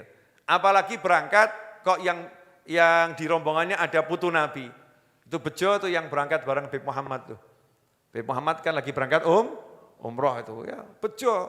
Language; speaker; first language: Indonesian; native; Indonesian